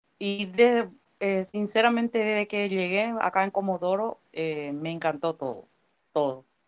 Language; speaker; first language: Spanish; native; Spanish